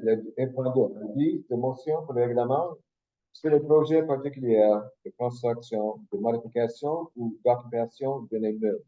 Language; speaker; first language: French; native; French